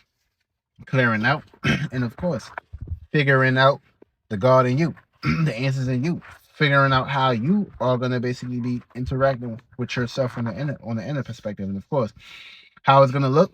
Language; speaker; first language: English; native; English